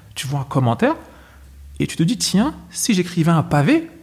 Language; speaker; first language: French; native; French